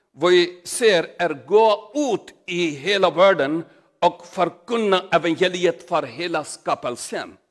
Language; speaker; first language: Swedish; non-native, learner; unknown